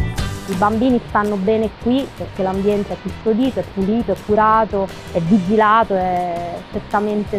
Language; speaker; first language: Italian; native; Italian